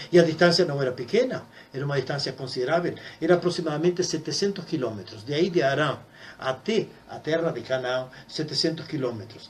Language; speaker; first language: Portuguese; non-native, fluent; Spanish